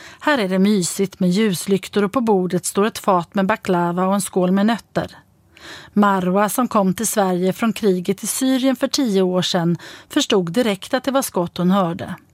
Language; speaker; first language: Swedish; native; Swedish